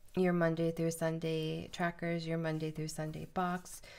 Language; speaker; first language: English; native; English